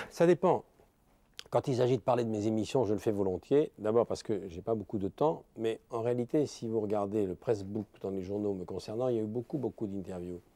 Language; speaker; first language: French; native; French